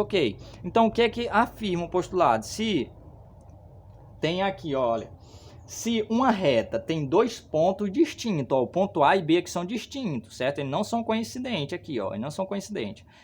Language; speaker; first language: Portuguese; native; Portuguese